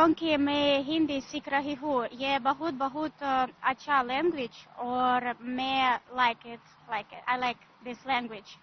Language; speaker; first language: Hindi; non-native, learner; Russian